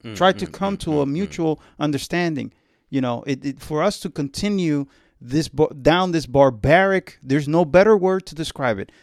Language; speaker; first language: English; early bilingual, other home language; Spanish